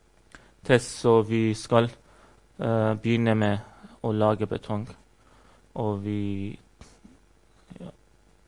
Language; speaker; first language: Norwegian; non-native, learner; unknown